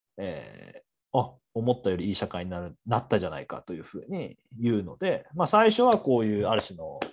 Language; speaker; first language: Japanese; native; Japanese